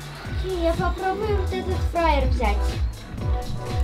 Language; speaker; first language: Russian; early bilingual, heritage; Russian